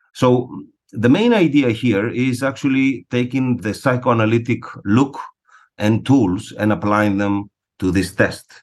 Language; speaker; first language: English; non-native, fluent; Greek